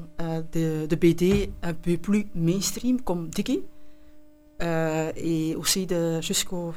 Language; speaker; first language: French; non-native, local second language; Dutch